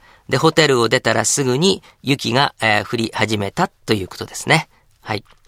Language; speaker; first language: Japanese; native; Japanese